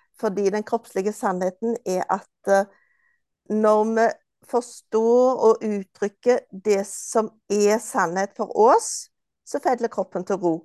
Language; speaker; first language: Norwegian; native; Norwegian